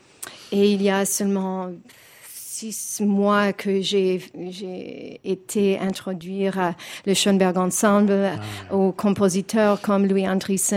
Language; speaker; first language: French; non-native, fluent; English